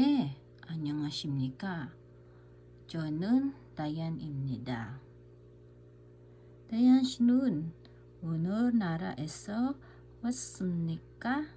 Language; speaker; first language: Korean; non-native, fluent; Filipino